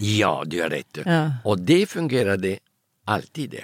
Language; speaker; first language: Swedish; early bilingual, heritage; Italian